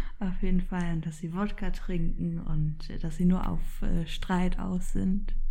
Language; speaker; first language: German; early bilingual, other home language; Polish